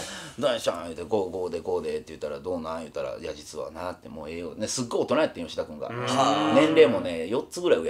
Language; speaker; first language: Japanese; native; Japanese